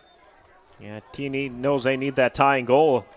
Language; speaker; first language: English; native; English